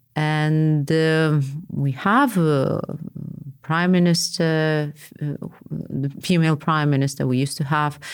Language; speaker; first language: English; non-native, fluent; Lithuanian